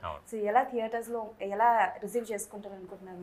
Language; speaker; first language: Telugu; native; Telugu